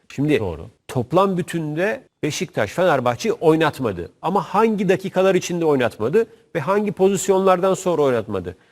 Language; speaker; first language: Turkish; native; Turkish